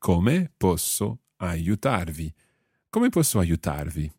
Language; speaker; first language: Italian; non-native, fluent; English